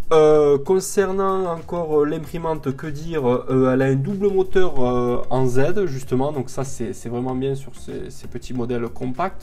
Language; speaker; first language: French; native; French